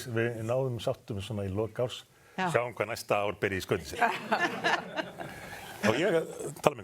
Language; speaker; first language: Icelandic; native; Icelandic